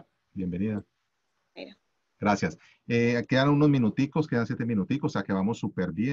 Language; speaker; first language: Spanish; native; Spanish